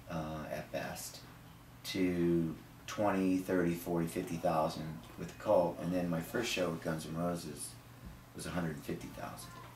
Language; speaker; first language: English; native; English